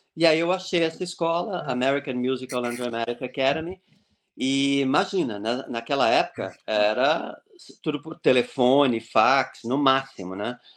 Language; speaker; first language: Portuguese; native; Portuguese